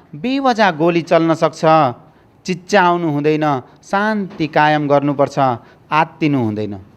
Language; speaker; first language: Nepali; early bilingual, heritage; Nepali